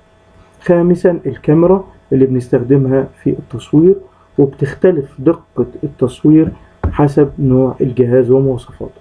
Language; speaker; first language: Arabic; native; Arabic